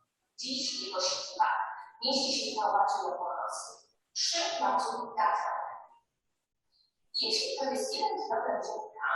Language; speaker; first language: Polish; native; Polish